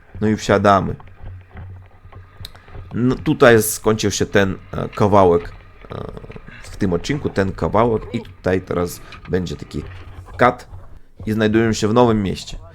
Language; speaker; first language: Polish; non-native, fluent; Russian